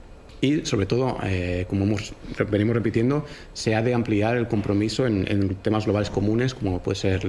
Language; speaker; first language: Spanish; native; Spanish